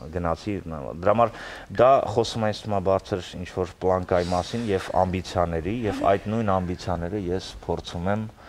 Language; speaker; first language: Armenian; early bilingual, heritage; Armenian